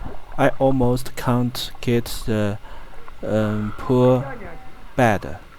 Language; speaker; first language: English; non-native, fluent; Chinese